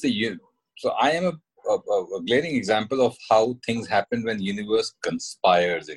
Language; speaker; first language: English; non-native, local second language; Hindi